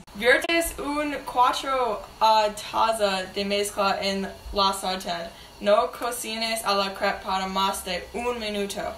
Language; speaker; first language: Spanish; non-native, learner; English